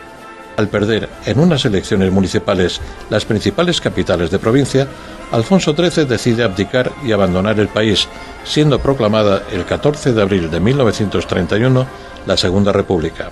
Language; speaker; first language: Spanish; native; Spanish